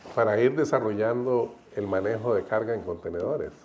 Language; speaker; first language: Spanish; native; Spanish